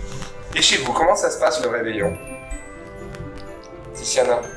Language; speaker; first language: French; native; French